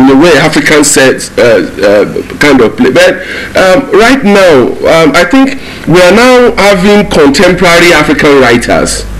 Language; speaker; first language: English; non-native, local second language; Yoruba